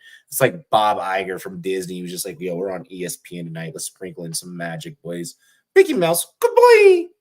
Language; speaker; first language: English; native; English